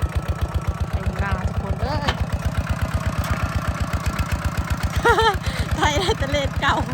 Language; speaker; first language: Thai; non-native, local second language; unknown